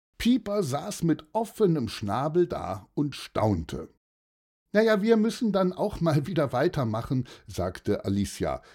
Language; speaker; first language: German; native; German